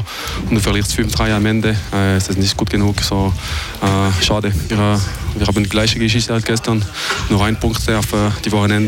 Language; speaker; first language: German; non-native, fluent; French